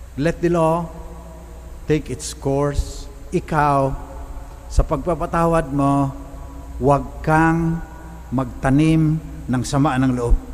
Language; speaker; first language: Filipino; non-native, local second language; Cebuano